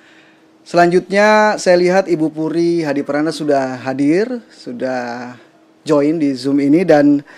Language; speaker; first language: Indonesian; native; Indonesian